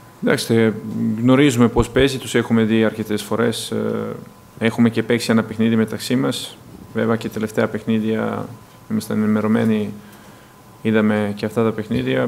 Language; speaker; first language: Greek; non-native, fluent; Serbian